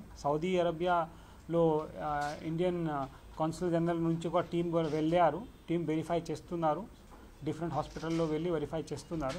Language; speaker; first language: Telugu; non-native, local second language; Urdu